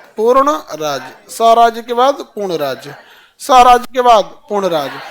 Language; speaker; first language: Hindi; native; Hindi